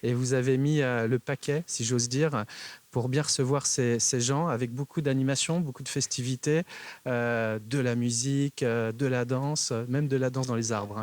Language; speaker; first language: French; native; French